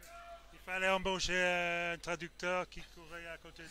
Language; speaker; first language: French; non-native, fluent; English